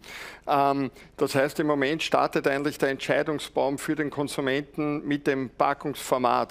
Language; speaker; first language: German; native; German